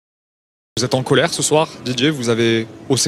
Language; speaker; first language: French; native; French